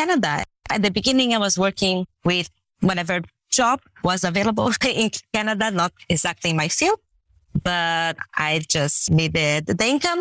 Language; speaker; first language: English; non-native, fluent; Portuguese